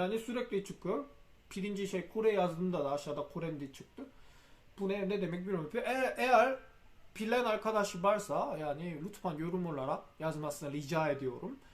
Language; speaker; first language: Turkish; non-native, fluent; Korean